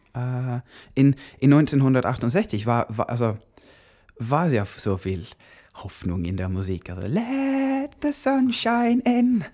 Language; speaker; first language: German; non-native, learner; Norwegian